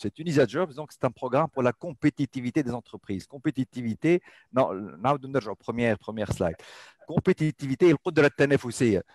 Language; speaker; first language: French; non-native, local second language; Arabic